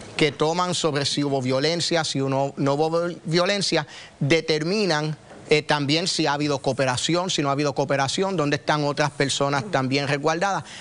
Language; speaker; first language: Spanish; native; Spanish